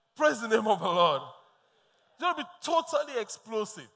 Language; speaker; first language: English; non-native, local second language; Yoruba